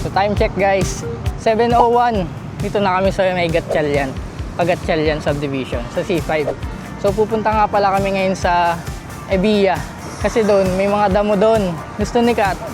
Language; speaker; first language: Filipino; native; Filipino